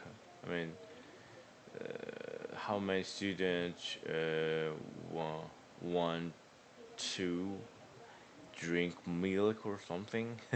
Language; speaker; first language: English; non-native, learner; Korean